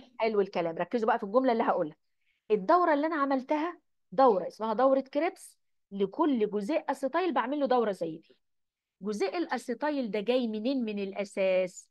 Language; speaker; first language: Arabic; native; Arabic